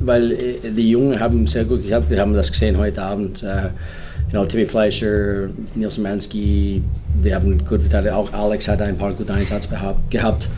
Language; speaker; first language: German; non-native, learner; English